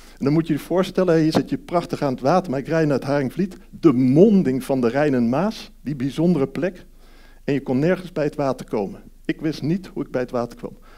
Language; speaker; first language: Dutch; early bilingual, heritage; Dutch